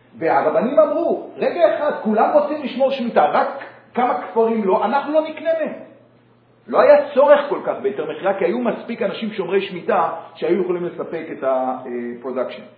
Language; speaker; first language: Hebrew; native; Hebrew